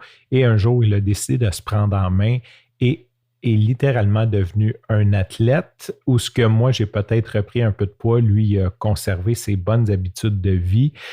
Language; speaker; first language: French; native; French